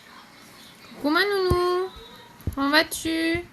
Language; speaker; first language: French; native; French